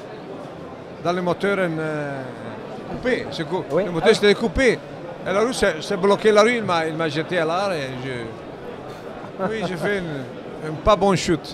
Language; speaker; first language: French; non-native, learner; Italian